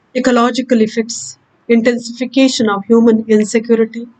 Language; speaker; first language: English; non-native, local second language; Kannada